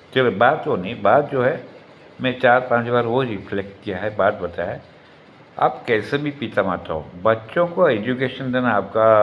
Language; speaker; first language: Hindi; non-native, local second language; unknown